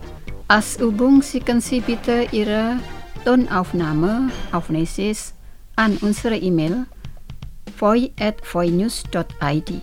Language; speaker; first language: German; non-native, fluent; Indonesian